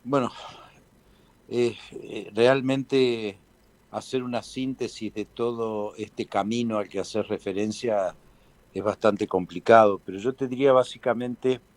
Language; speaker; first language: Spanish; native; Spanish